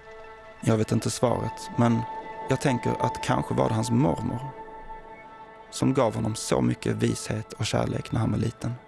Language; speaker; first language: Swedish; native; Swedish